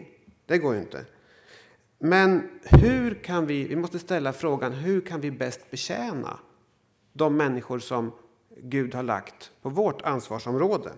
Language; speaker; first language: Swedish; native; Swedish